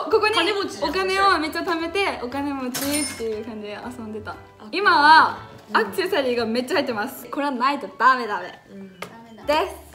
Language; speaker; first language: Japanese; native; Japanese